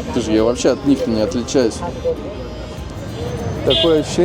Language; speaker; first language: Russian; native; Russian